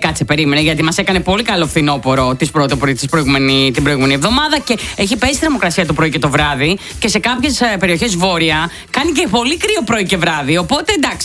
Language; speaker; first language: Greek; native; Greek